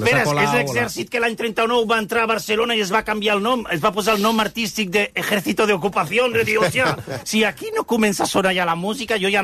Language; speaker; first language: Catalan; native; Catalan